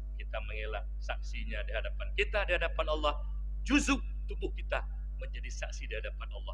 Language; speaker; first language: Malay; non-native, local second language; Achinese